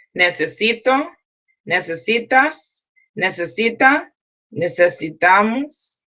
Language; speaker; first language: Spanish; non-native, learner; English